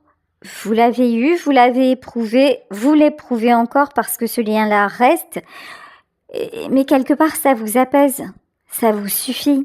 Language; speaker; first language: French; native; French